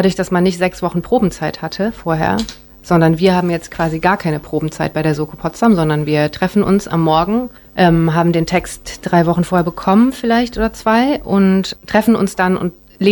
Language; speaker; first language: German; native; German